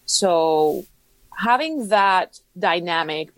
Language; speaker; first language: English; non-native, fluent; Spanish